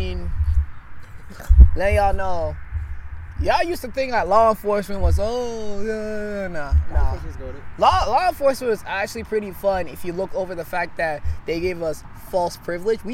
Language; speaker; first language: English; early bilingual, other home language; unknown